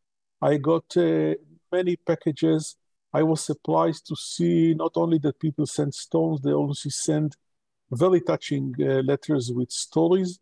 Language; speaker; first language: English; non-native, local second language; Hebrew